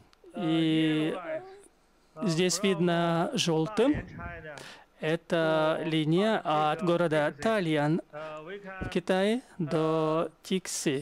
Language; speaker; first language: Russian; non-native, fluent; Chinese